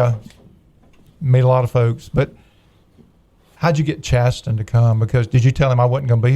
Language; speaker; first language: English; native; English